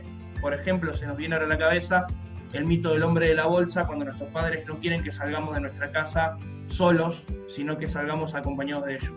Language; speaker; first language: Spanish; native; Spanish